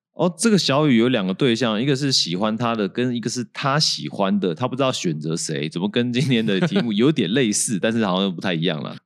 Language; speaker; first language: Chinese; native; Chinese